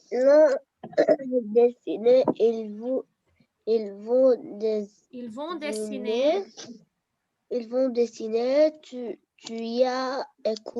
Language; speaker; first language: French; non-native, learner; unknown